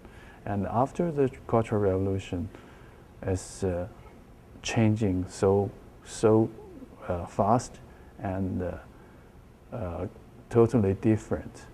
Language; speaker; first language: English; non-native, learner; Chinese